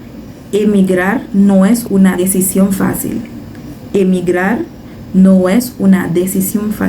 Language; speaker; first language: Spanish; non-native, fluent; Haitian Creole